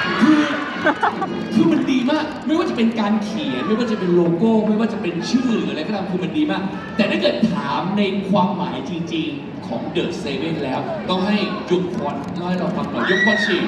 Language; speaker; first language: Thai; native; Thai